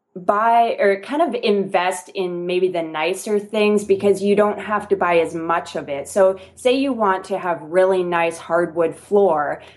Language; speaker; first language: English; native; English